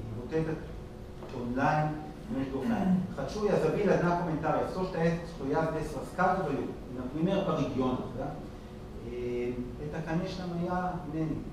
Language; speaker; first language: Russian; non-native, learner; Hebrew